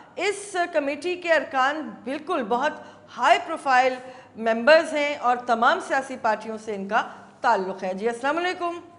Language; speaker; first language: Urdu; native; Urdu